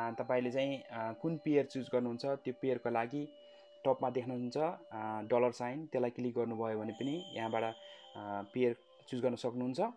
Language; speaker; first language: Nepali; native; Nepali